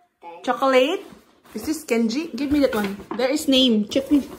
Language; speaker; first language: English; non-native, local second language; Cebuano